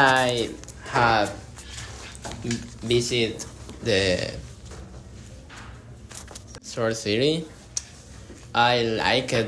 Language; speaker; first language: English; non-native, learner; Spanish